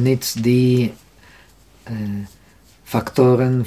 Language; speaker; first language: German; non-native, learner; Czech